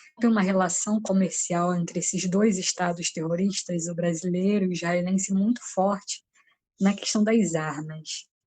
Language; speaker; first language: Portuguese; native; Portuguese